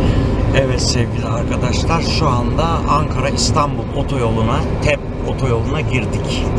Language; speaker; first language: Turkish; native; Turkish